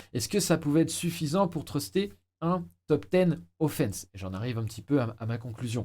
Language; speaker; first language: French; native; French